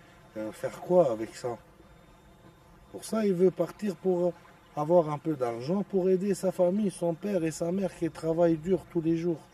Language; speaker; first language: French; non-native, local second language; Arabic